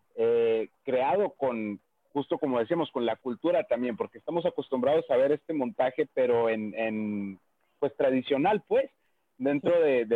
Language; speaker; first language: Spanish; native; Spanish